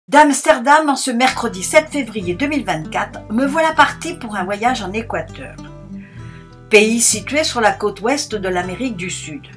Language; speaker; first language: French; native; French